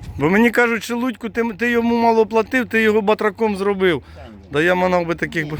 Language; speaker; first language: Ukrainian; native; Ukrainian